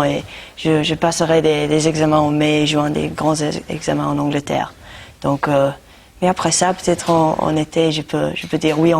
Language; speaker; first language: French; non-native, fluent; English